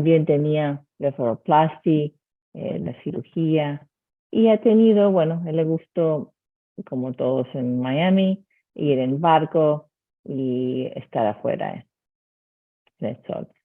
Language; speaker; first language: Spanish; early bilingual, heritage; Spanish